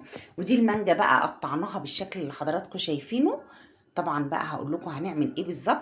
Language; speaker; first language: Arabic; native; Arabic